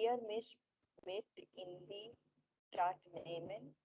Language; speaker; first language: German; non-native, learner; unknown